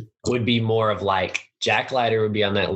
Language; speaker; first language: English; native; English